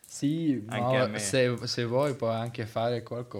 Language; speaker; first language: Italian; non-native, learner; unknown